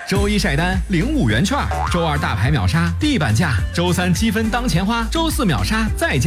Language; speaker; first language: Chinese; native; Chinese